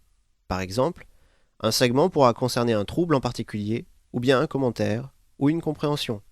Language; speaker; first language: French; native; French